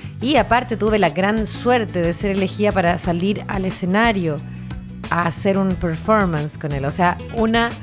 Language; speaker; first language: Spanish; native; Spanish